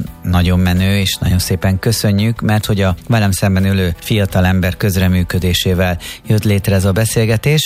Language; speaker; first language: Hungarian; native; Hungarian